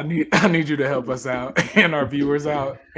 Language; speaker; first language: English; native; English